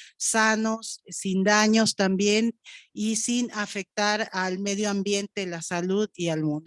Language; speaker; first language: Spanish; native; Spanish